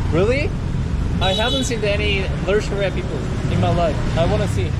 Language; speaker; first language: English; non-native, learner; Korean